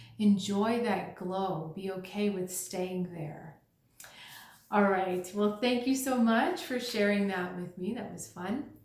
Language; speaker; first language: English; native; English